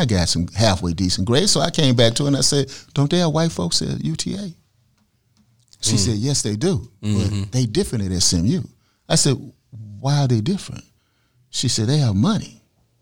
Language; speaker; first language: English; native; English